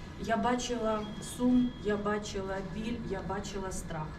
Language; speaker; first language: Ukrainian; non-native, local second language; Russian